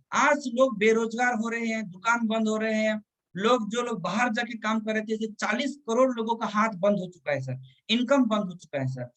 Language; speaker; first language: Hindi; non-native, local second language; Telugu